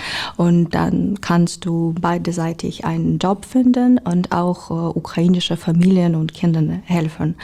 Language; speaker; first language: German; non-native, learner; Ukrainian